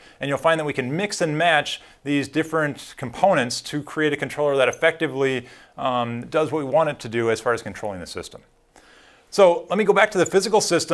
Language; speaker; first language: English; native; English